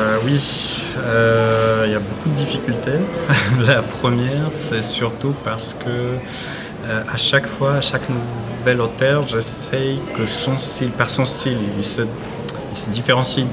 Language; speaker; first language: French; non-native, fluent; Polish